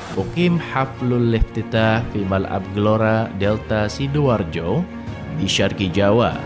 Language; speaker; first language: Arabic; non-native, fluent; Indonesian